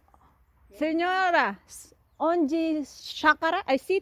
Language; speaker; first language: Portuguese; non-native, learner; Filipino